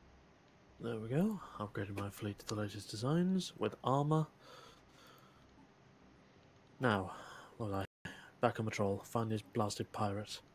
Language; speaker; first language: English; native; English